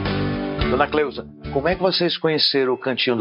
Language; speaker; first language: Portuguese; native; Portuguese